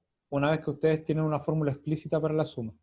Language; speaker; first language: Spanish; native; Spanish